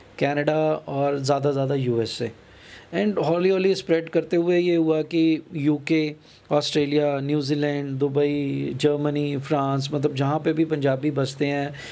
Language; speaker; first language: Hindi; non-native, local second language; Punjabi